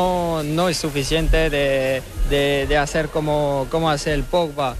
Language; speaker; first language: Spanish; non-native, learner; French